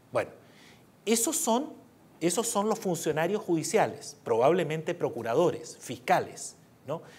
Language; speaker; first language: Spanish; native; Spanish